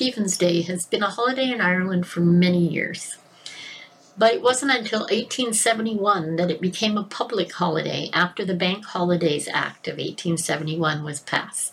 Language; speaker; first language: English; native; English